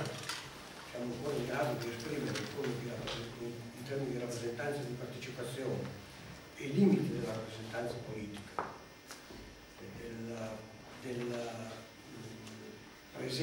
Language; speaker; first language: Italian; native; Italian